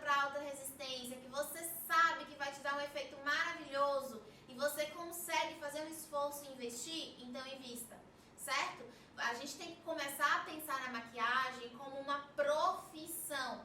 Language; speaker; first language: Portuguese; native; Portuguese